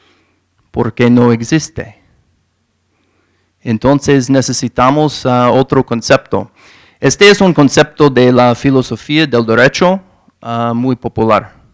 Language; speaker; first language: Spanish; non-native, fluent; English